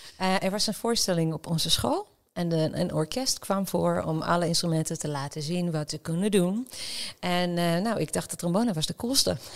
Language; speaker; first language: Dutch; non-native, fluent; Hebrew